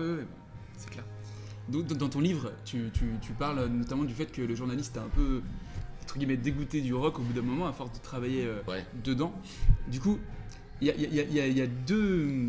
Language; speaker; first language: French; native; French